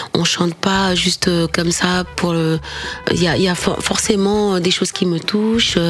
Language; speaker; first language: French; non-native, local second language; Wolof